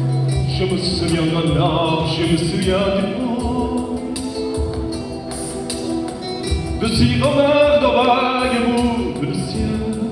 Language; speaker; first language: French; non-native, learner; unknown